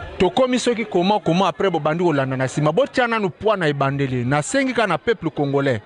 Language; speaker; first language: Lingala; native; Lingala